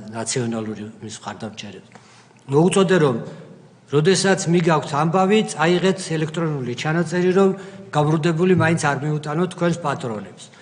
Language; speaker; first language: Georgian; native; Georgian